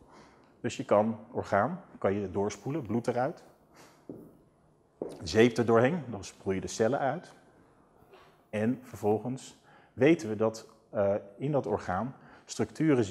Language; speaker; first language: Dutch; native; Dutch